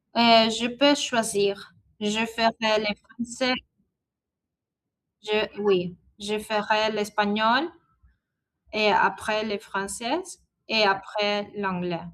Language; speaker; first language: French; non-native, learner; Italian